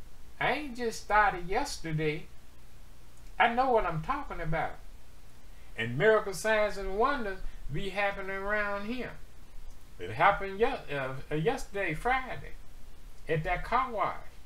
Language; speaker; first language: English; native; English